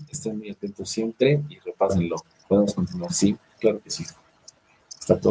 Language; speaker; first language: Spanish; native; Spanish